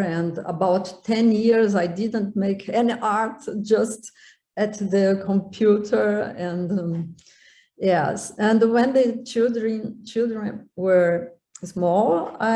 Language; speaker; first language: English; non-native, learner; Portuguese